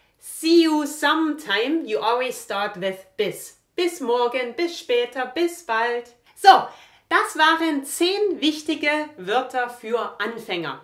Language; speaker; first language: English; non-native, fluent; German